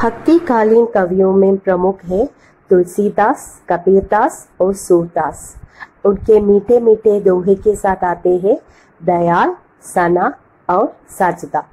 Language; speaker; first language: Hindi; non-native, local second language; Malayalam